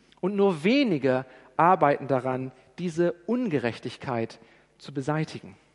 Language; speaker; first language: German; native; German